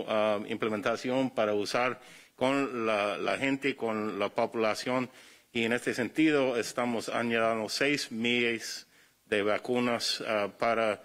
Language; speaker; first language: Spanish; non-native, fluent; English